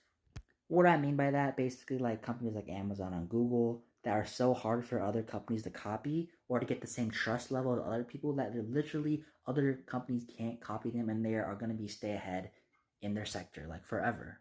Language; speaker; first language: English; native; English